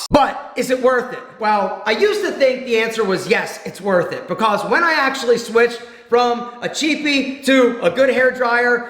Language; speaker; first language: English; native; English